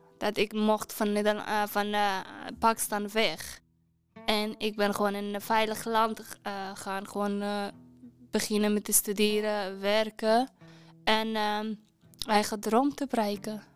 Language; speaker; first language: Dutch; non-native, learner; Persian